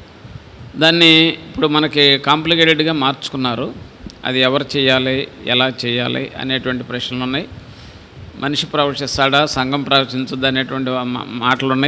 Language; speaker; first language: Telugu; native; Telugu